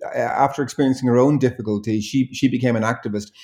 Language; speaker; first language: English; native; English